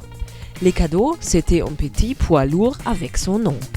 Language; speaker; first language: French; non-native, learner; German